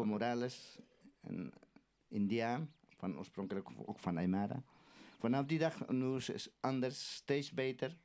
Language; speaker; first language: Dutch; non-native, learner; Aymara